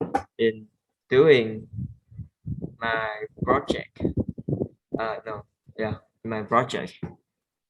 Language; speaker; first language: English; non-native, learner; Vietnamese